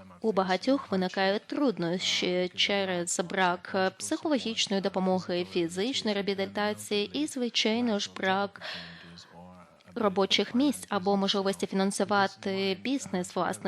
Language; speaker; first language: Ukrainian; non-native, fluent; Lithuanian